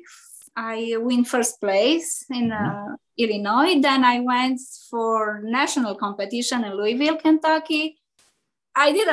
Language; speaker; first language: English; non-native, learner; Romanian